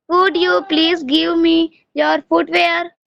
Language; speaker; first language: English; non-native, learner; Hindi